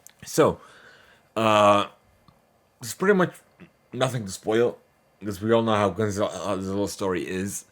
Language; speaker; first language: English; early bilingual, heritage; Arabic